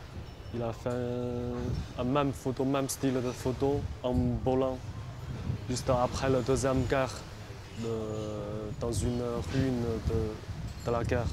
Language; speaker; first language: French; non-native, fluent; Chinese